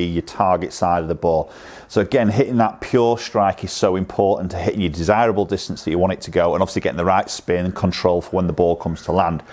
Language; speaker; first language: English; native; English